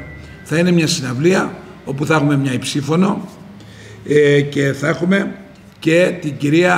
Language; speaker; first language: Greek; native; Greek